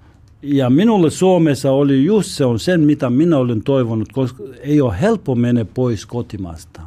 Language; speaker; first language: Finnish; non-native, learner; Albanian